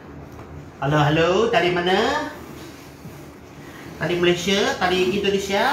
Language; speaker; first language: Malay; non-native, local second language; Chinese